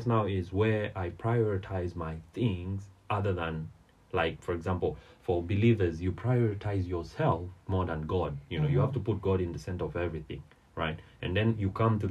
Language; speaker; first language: English; non-native, local second language; Swahili